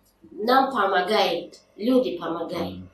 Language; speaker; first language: Russian; non-native, learner; Tajik